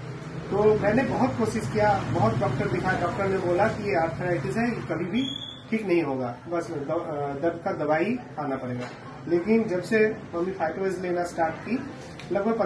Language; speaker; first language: Hindi; non-native, local second language; Bangla